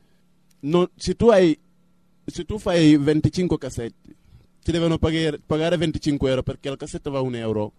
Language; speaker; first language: Italian; non-native, fluent; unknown